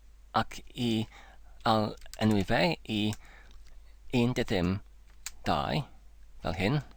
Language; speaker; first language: Welsh; non-native, fluent; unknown